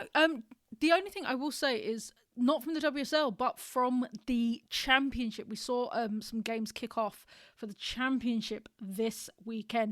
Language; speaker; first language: English; native; English